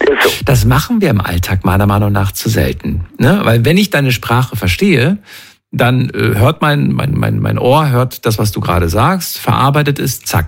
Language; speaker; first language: German; native; German